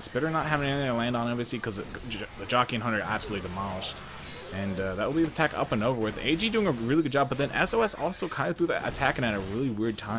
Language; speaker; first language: English; native; English